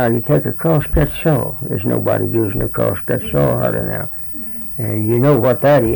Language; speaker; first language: English; native; English